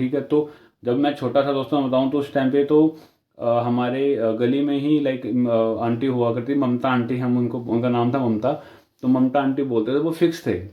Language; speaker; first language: Hindi; native; Hindi